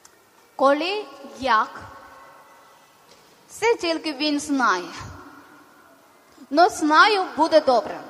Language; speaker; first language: Ukrainian; non-native, learner; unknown